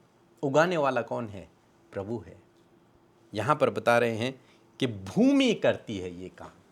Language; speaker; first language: Hindi; native; Hindi